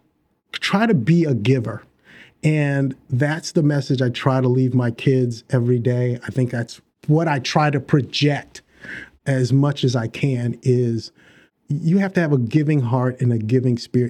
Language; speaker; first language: English; native; English